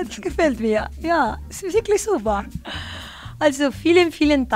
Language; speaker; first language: German; non-native, fluent; Italian